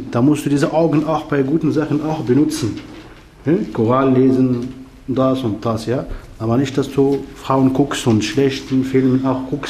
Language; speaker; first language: German; non-native, learner; Arabic